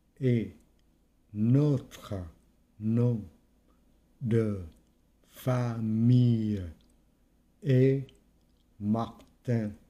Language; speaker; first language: French; non-native, fluent; Vietnamese